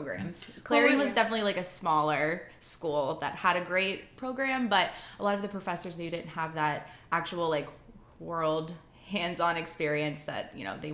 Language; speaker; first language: English; native; English